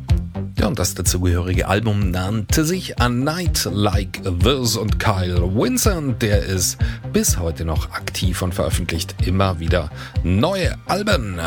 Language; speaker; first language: German; native; German